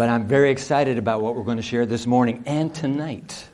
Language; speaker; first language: English; early bilingual, other home language; Japanese